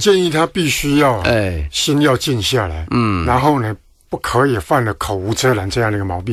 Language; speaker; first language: Chinese; native; Chinese